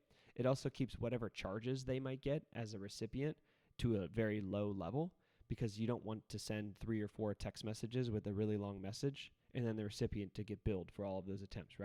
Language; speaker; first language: English; native; English